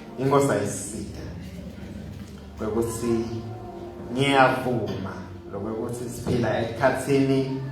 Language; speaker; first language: Zulu; non-native, local second language; Swati